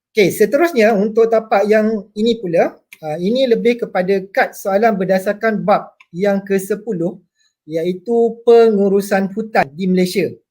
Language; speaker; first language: Malay; native; Malay